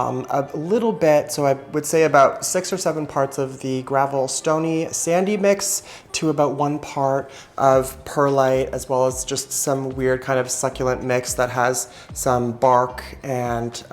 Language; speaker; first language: English; native; English